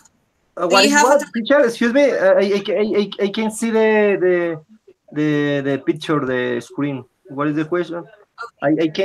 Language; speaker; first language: English; non-native, learner; Spanish